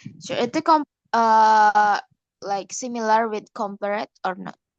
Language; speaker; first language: English; non-native, learner; Indonesian